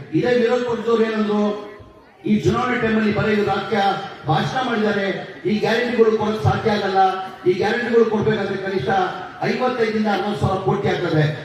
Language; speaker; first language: Kannada; non-native, local second language; Urdu